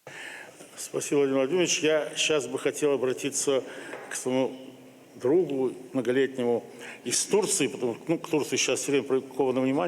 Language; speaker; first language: Russian; native; Russian